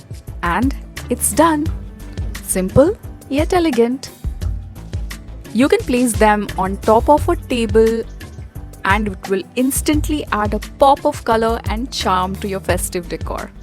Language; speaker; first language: English; non-native, local second language; Hindi